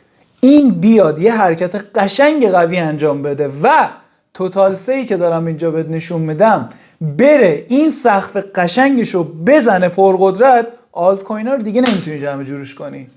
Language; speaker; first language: Persian; native; Persian